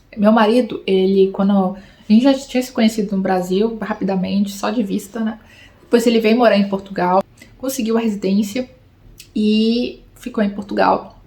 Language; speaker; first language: Portuguese; native; Portuguese